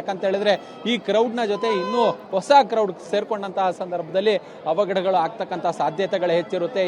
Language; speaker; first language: Kannada; native; Kannada